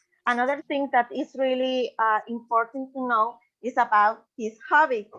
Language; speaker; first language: English; non-native, learner; Spanish